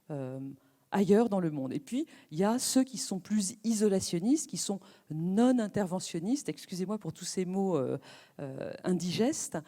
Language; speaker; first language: French; native; French